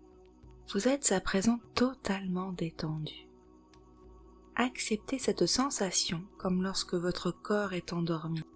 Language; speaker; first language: French; native; French